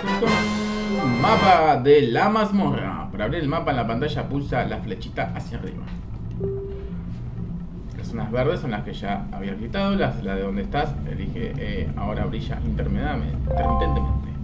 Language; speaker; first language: Spanish; native; Spanish